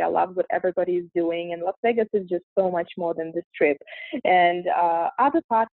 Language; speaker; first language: English; non-native, fluent; Russian